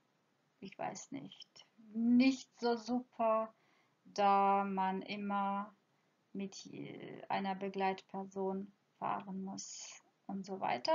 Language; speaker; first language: German; non-native, fluent; Croatian